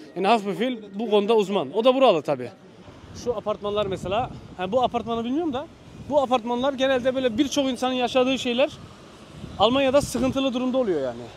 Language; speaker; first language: Turkish; early bilingual, heritage; Turkish